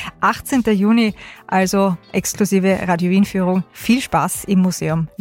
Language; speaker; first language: German; native; German